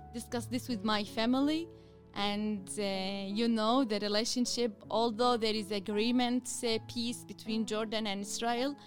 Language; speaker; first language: English; non-native, learner; Arabic